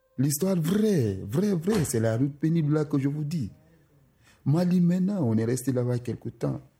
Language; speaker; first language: French; non-native, local second language; Susu